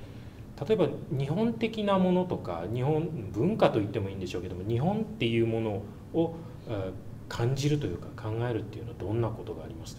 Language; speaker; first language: Japanese; native; Japanese